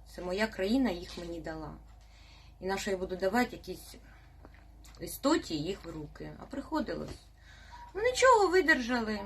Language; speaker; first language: Ukrainian; non-native, fluent; Russian